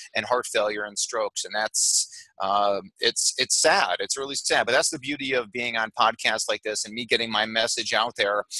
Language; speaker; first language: English; native; English